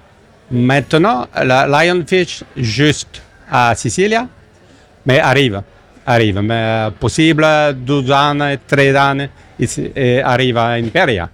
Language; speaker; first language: Italian; non-native, learner; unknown